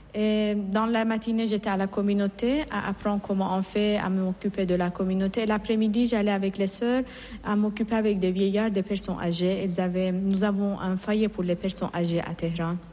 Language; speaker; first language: French; non-native, fluent; Persian